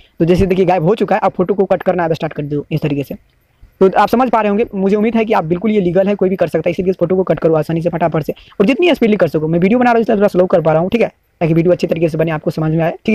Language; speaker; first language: Hindi; native; Hindi